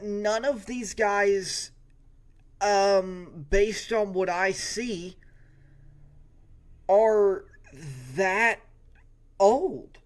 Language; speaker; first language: English; native; English